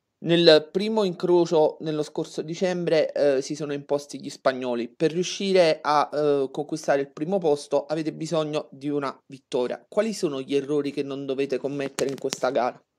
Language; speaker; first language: Italian; native; Italian